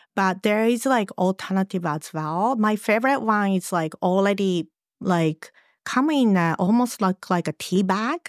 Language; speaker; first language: English; non-native, fluent; Japanese